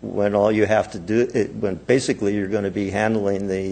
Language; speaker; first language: English; native; English